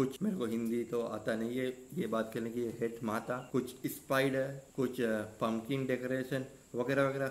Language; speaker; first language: Hindi; non-native, learner; Sinhala